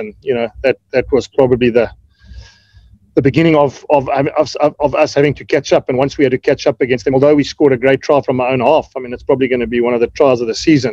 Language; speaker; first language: English; native; English